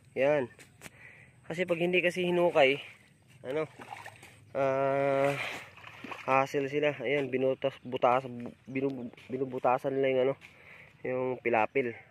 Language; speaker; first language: Filipino; non-native, local second language; Cebuano